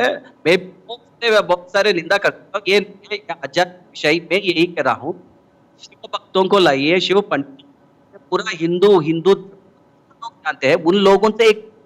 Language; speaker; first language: Hindi; non-native, local second language; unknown